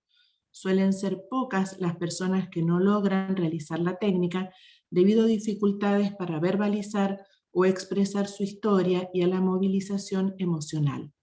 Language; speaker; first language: Spanish; native; Spanish